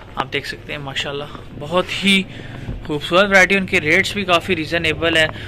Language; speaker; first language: Urdu; non-native, local second language; Punjabi